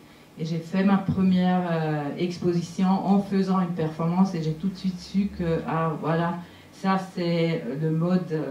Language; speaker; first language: French; non-native, local second language; German